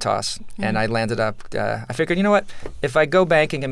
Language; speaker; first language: English; native; English